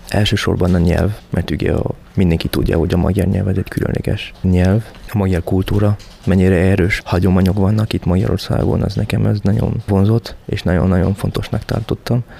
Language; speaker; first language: Hungarian; non-native, fluent; French